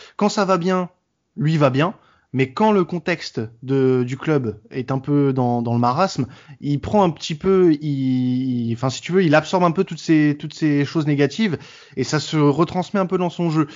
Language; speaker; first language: French; native; French